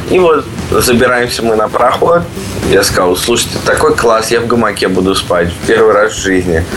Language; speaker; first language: Russian; native; Russian